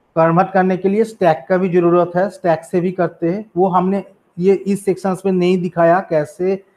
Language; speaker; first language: Hindi; non-native, local second language; Bangla